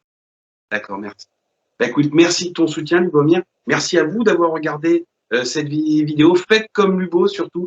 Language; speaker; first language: French; native; French